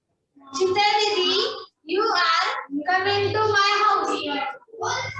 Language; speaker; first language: English; non-native, learner; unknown